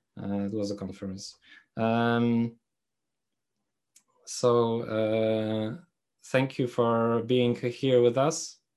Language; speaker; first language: English; non-native, fluent; Polish